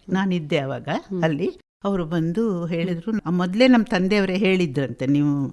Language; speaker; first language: Kannada; native; Kannada